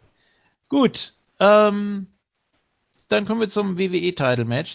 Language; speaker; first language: German; native; German